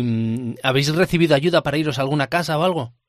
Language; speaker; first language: Spanish; native; Spanish